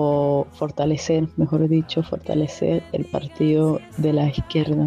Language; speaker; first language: Spanish; non-native, fluent; German